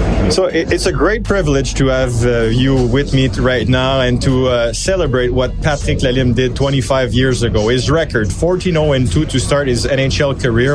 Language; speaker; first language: English; non-native, fluent; French